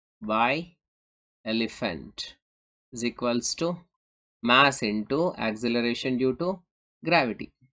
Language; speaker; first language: English; non-native, local second language; Urdu